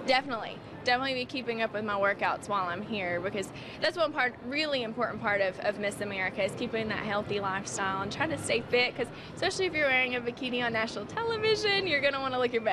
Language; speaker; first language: English; native; English